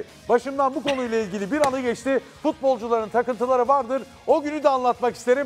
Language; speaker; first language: Turkish; native; Turkish